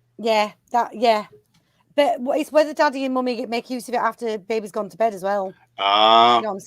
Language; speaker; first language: English; native; English